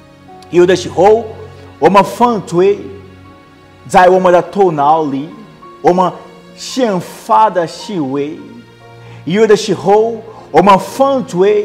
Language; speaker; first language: Chinese; non-native, learner; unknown